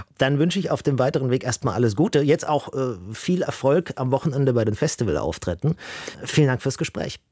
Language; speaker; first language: German; native; German